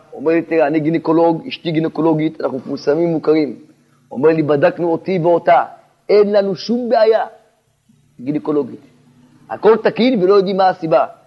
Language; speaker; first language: Hebrew; native; Hebrew